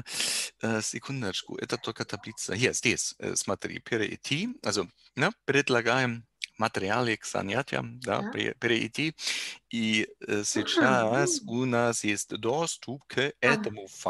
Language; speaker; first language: Russian; non-native, learner; German